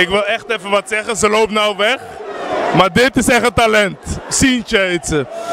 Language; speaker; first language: Dutch; native; Dutch